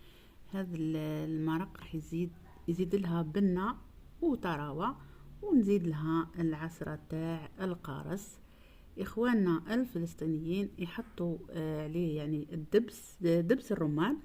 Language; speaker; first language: Arabic; native; Arabic